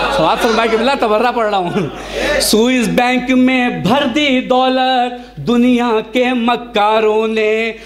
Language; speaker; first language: Urdu; native; Urdu